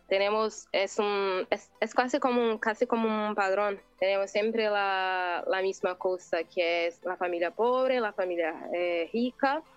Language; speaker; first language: Spanish; non-native, learner; Portuguese